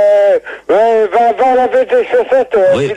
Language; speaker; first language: French; native; French